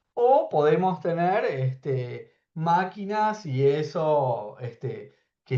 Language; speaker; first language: Spanish; native; Spanish